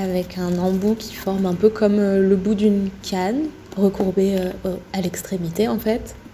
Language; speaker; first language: French; native; French